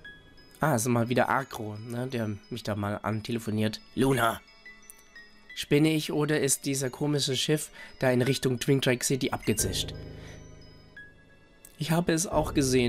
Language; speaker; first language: German; native; German